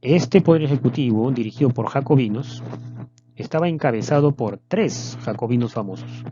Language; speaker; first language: Spanish; native; Spanish